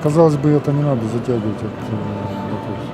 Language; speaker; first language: Russian; native; Russian